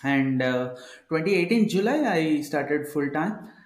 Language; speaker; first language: English; non-native, local second language; Telugu